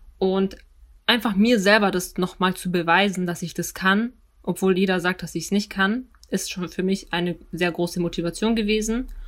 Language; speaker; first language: German; early bilingual, other home language; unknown